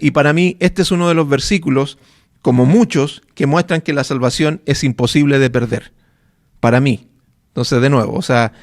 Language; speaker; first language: Spanish; native; Spanish